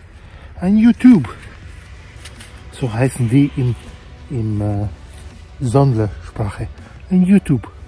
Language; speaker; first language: German; non-native, fluent; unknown